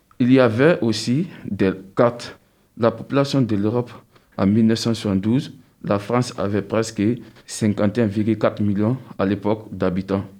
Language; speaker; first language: French; non-native, local second language; Susu